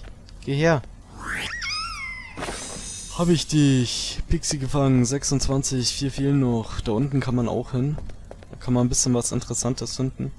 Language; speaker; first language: German; native; German